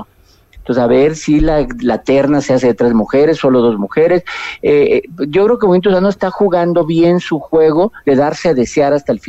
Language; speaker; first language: Spanish; native; Spanish